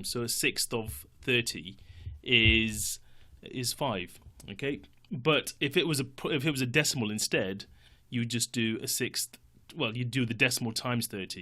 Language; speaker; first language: English; native; English